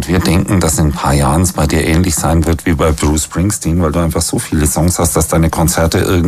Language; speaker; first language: German; native; German